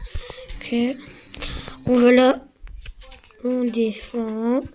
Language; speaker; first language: French; native; French